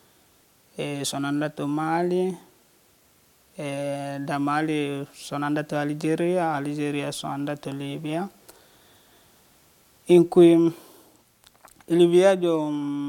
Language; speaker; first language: Italian; non-native, fluent; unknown